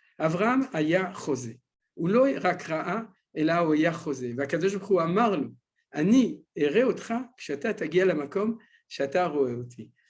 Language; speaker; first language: Hebrew; non-native, fluent; French